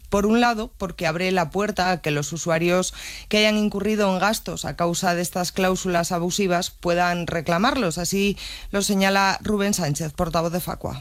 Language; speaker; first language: Spanish; native; Spanish